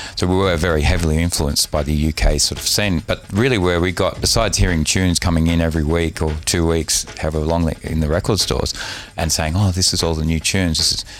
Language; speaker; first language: English; native; English